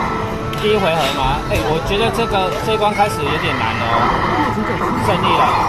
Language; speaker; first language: Chinese; native; Chinese